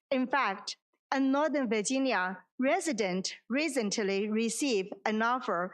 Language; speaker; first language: English; non-native, fluent; Chinese